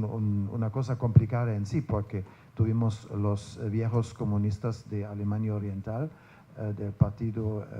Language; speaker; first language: Spanish; non-native, fluent; German